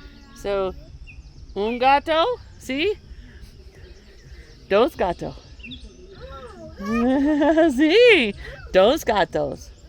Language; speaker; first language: Spanish; non-native, learner; English